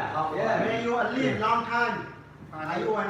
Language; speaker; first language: English; non-native, learner; Burmese